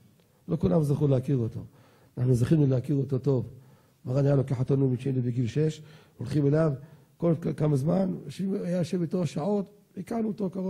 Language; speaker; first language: Hebrew; native; Hebrew